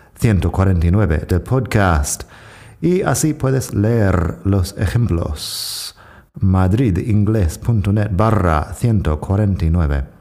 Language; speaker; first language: Spanish; non-native, fluent; English